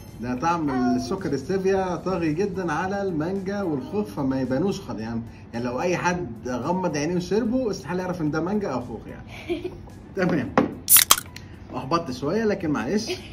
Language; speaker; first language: Arabic; native; Arabic